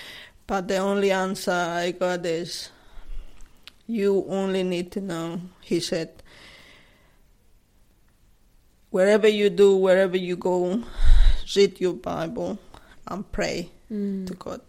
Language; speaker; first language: English; non-native, learner; Spanish